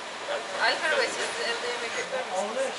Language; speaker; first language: Turkish; non-native, fluent; Russian